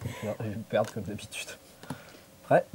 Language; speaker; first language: French; native; French